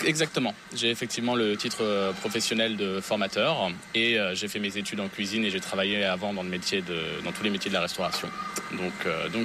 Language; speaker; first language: French; native; French